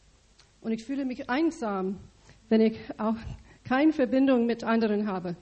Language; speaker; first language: German; non-native, learner; English